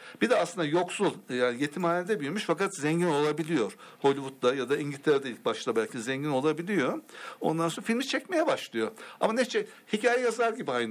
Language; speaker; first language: Turkish; native; Turkish